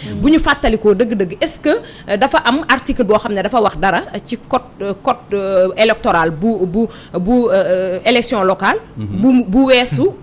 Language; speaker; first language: Wolof; native; Wolof